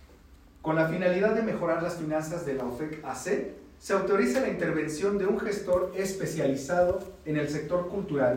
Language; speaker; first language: Spanish; native; Spanish